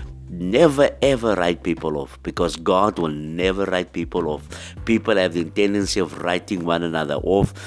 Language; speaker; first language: English; non-native, local second language; Afrikaans